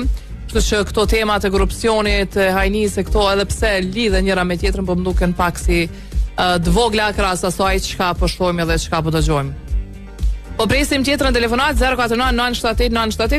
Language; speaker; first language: Albanian; native; Albanian